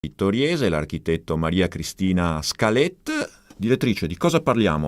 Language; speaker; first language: Italian; native; Italian